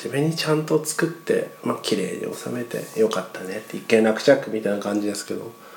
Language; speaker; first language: Japanese; native; Japanese